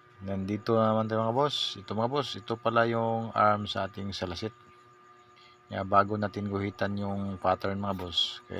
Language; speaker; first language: Filipino; non-native, local second language; Cebuano